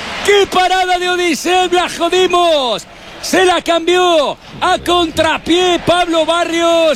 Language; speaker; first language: Spanish; native; Spanish